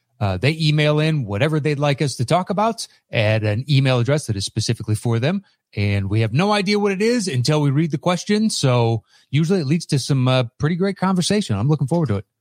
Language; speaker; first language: English; native; English